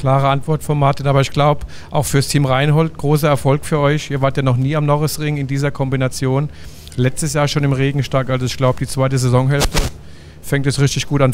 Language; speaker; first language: German; native; German